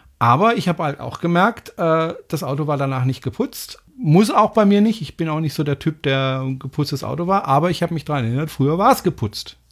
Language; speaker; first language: German; non-native, fluent; French